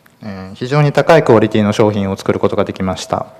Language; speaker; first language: Japanese; native; Japanese